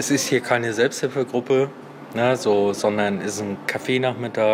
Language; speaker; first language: German; native; German